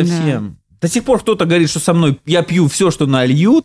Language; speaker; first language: Russian; native; Russian